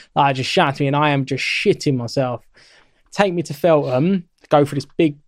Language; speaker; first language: English; native; English